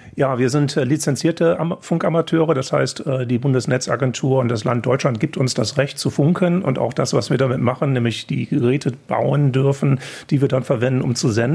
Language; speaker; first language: German; native; German